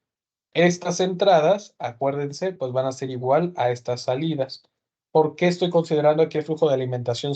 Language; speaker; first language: Spanish; native; Spanish